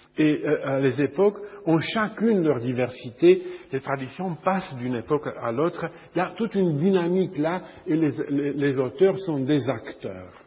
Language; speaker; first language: French; non-native, fluent; Romanian